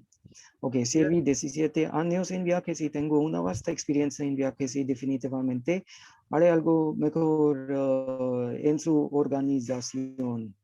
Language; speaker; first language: Spanish; non-native, learner; Hindi